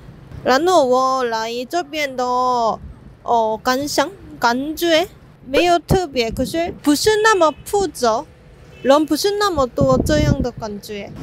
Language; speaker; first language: Chinese; non-native, fluent; Korean